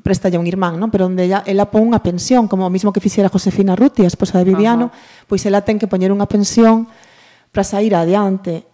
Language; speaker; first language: Galician; non-native, local second language; Spanish